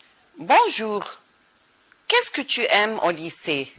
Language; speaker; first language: French; non-native, fluent; Arabic